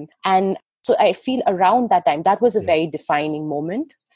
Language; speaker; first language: English; non-native, local second language; Hindi